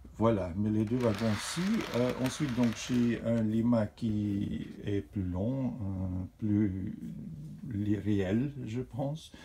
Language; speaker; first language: French; non-native, fluent; Dutch